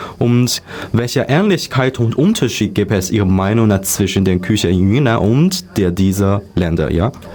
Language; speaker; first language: German; non-native, learner; Chinese